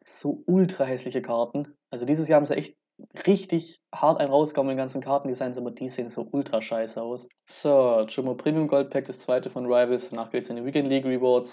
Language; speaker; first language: German; native; German